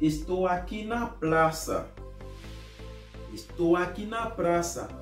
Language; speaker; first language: Portuguese; non-native, fluent; Haitian Creole